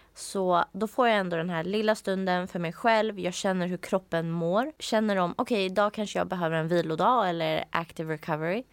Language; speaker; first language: Swedish; native; Swedish